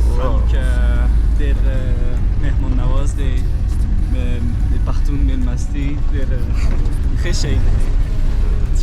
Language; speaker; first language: Persian; non-native, learner; French